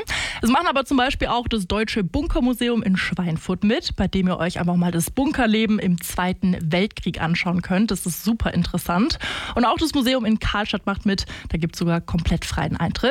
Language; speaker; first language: German; native; German